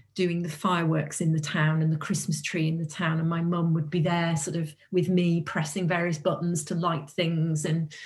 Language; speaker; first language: English; native; English